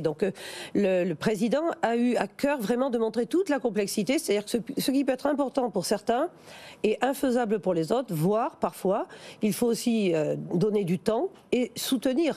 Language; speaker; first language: French; native; French